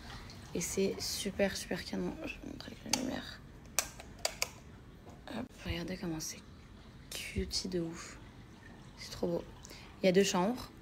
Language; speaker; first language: French; native; French